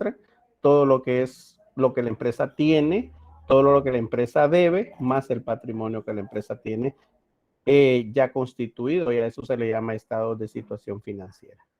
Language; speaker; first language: Spanish; native; Spanish